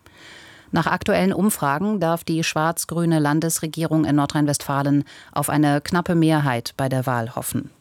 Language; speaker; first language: German; native; German